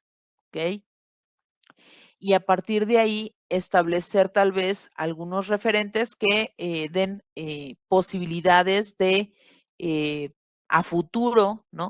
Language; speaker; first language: Spanish; native; Spanish